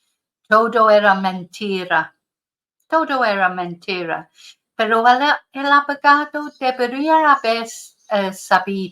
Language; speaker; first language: Spanish; non-native, fluent; English